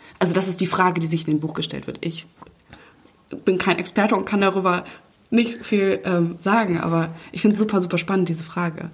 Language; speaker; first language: German; native; German